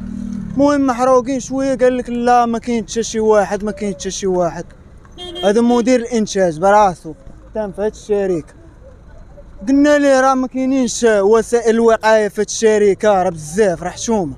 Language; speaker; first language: Arabic; native; Arabic